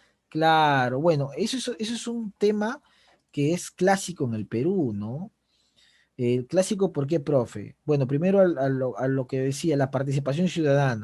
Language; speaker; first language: Spanish; native; Spanish